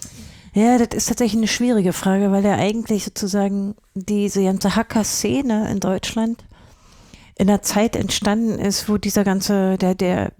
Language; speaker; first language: German; native; German